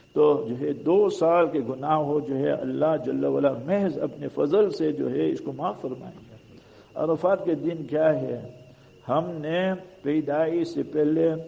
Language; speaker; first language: Urdu; non-native, local second language; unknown